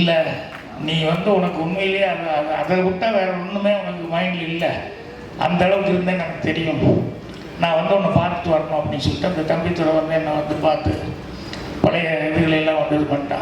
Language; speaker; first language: Tamil; native; Tamil